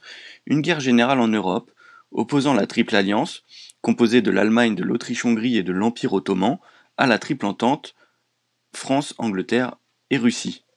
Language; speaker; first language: French; native; French